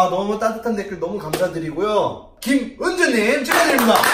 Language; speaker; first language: Korean; native; Korean